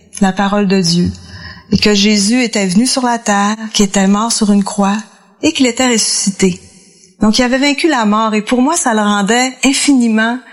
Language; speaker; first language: French; native; French